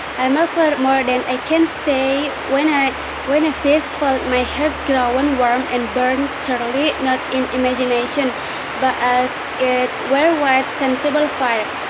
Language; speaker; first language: English; non-native, learner; Indonesian